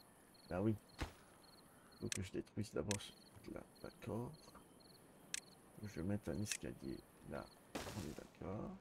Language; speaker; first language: French; native; French